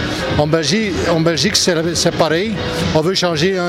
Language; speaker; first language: French; non-native, local second language; Dutch